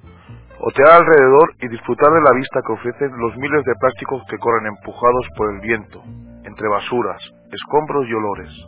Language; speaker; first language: Spanish; native; Spanish